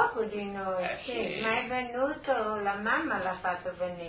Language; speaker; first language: Italian; non-native, local second language; Friulian